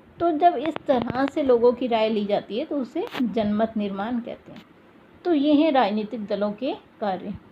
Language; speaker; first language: Hindi; native; Hindi